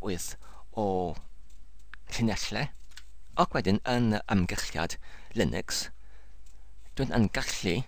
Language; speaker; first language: Welsh; non-native, learner; English